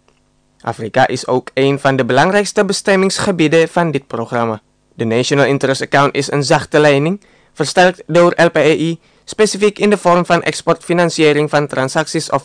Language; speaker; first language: Dutch; non-native, fluent; Indonesian